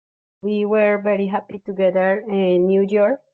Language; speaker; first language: English; non-native, learner; Spanish